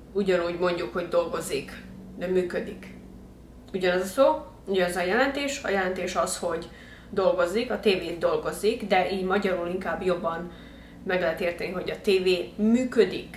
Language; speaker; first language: Hungarian; early bilingual, heritage; Hungarian